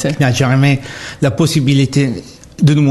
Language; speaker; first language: French; non-native, fluent; Italian